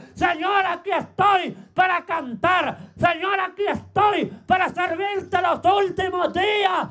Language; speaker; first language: Spanish; native; Spanish